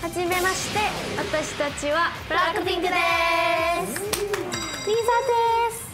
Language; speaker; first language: Japanese; non-native, learner; Thai